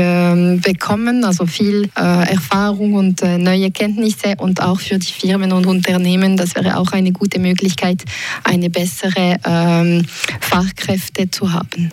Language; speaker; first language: German; non-native, local second language; French